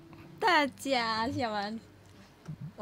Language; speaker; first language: Chinese; non-native, fluent; Indonesian